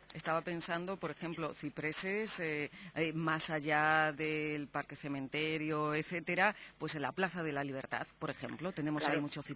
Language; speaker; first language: Spanish; native; Spanish